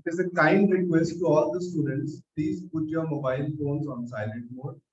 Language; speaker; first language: English; non-native, local second language; Hindi